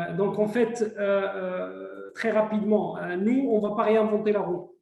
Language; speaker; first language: French; non-native, local second language; Arabic